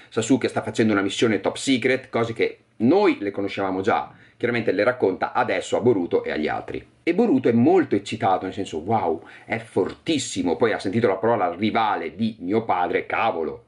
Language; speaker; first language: Italian; native; Italian